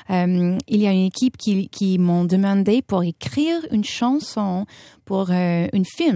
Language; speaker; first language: French; non-native, fluent; English